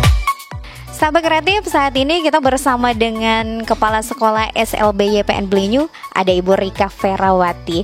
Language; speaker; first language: Indonesian; native; Indonesian